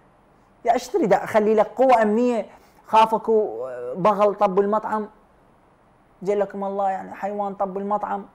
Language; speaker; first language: Arabic; native; Arabic